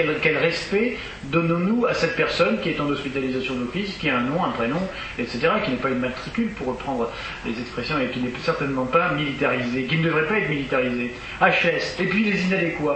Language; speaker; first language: French; native; French